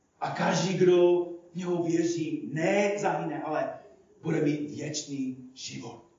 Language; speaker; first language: Czech; non-native, fluent; English